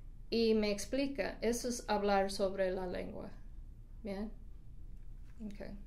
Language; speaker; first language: Spanish; non-native, fluent; English